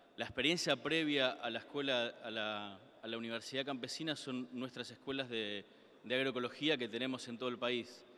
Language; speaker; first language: Spanish; native; Spanish